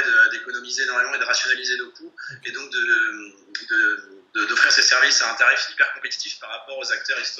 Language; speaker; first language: French; native; French